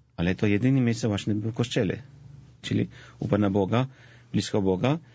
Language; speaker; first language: Polish; non-native, fluent; Georgian